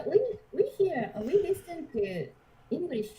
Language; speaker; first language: English; non-native, learner; Japanese